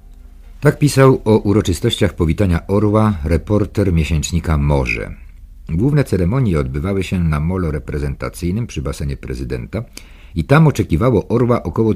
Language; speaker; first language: Polish; native; Polish